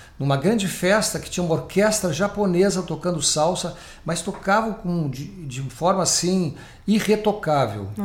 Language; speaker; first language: Portuguese; native; Portuguese